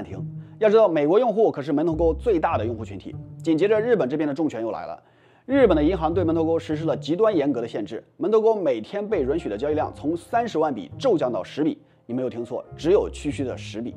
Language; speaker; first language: Chinese; native; Chinese